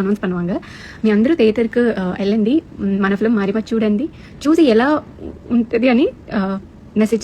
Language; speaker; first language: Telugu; non-native, learner; Tamil